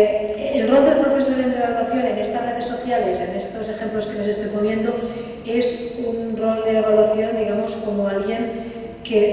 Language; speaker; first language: Spanish; native; Spanish